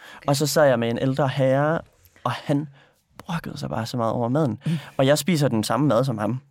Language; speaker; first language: Danish; native; Danish